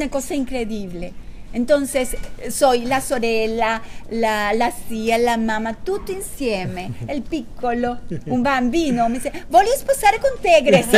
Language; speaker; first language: Italian; non-native, learner; Spanish